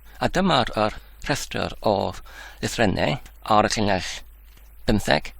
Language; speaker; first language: Welsh; non-native, learner; Dutch